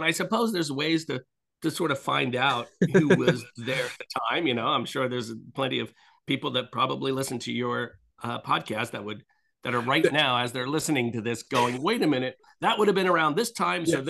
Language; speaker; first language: English; native; English